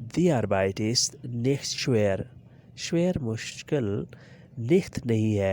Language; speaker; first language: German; non-native, learner; Urdu